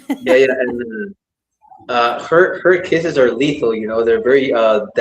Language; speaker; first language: English; non-native, fluent; Spanish